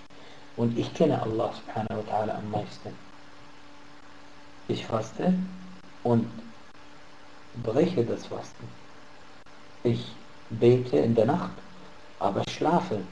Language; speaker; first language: German; non-native, fluent; Arabic